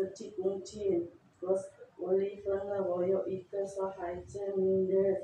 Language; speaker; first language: Chinese; non-native, learner; Javanese